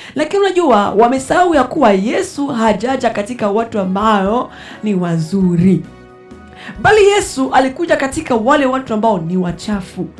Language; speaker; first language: Swahili; non-native, local second language; Rundi